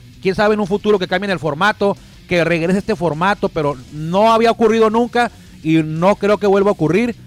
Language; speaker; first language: Spanish; native; Spanish